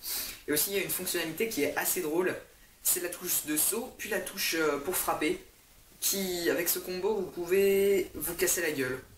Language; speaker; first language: French; native; French